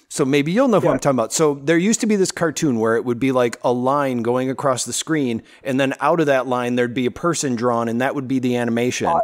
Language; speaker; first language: English; native; English